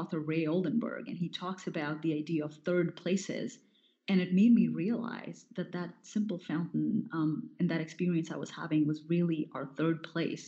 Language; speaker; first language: English; non-native, local second language; Hindi